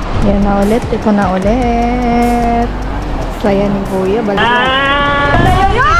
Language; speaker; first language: Filipino; native; Filipino